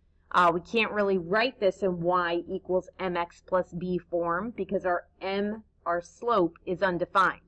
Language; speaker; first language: English; native; English